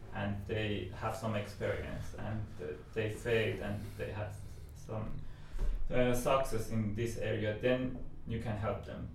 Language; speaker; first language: English; non-native, fluent; Persian